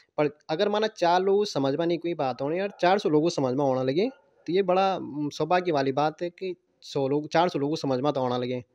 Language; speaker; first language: Hindi; non-native, local second language; Garhwali